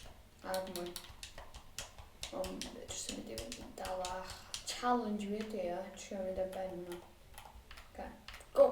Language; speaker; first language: Welsh; native; Welsh